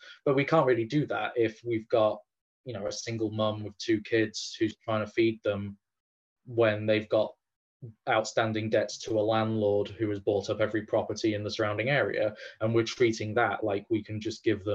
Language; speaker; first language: English; native; English